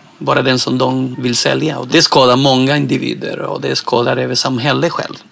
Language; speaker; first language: Swedish; non-native, fluent; Spanish